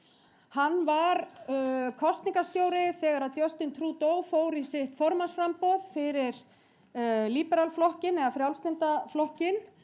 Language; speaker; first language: Icelandic; native; Icelandic